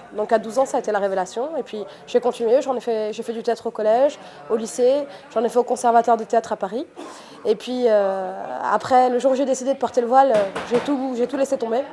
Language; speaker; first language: French; native; French